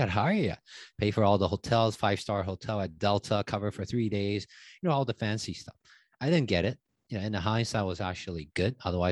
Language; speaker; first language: English; non-native, fluent; Chinese